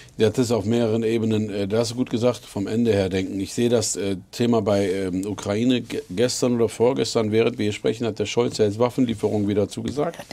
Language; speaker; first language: German; early bilingual, other home language; Persian